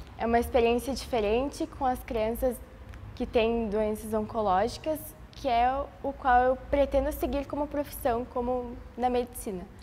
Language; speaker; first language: Portuguese; early bilingual, other home language; Spanish